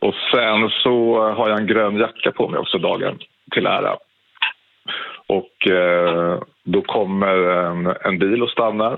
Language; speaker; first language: Swedish; native; Swedish